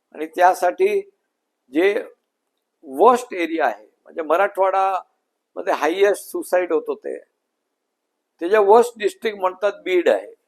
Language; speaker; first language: Marathi; non-native, local second language; Gujarati